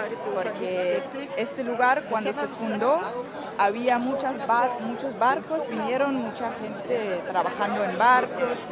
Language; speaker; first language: Spanish; non-native, fluent; Danish